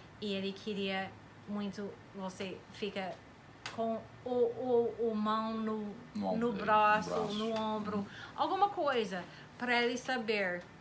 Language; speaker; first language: Portuguese; non-native, fluent; English